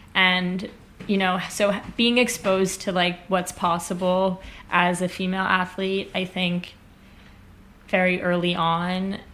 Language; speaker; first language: English; native; English